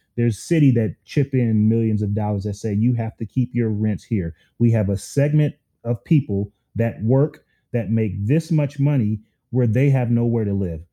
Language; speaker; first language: English; native; English